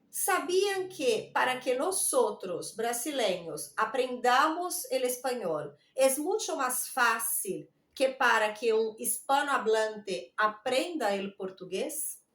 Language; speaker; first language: Spanish; non-native, fluent; Portuguese